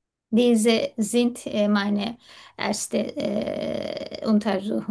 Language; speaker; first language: German; non-native, learner; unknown